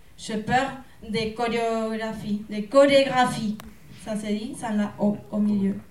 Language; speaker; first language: French; non-native, fluent; Spanish